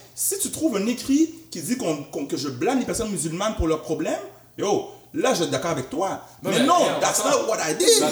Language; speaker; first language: French; native; French